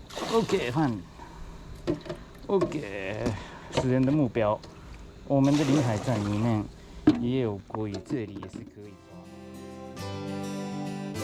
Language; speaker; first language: Chinese; non-native, learner; Japanese